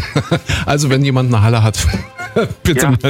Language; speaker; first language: German; native; German